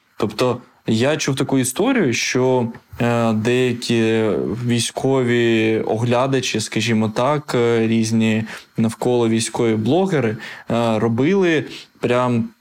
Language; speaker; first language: Ukrainian; non-native, local second language; Russian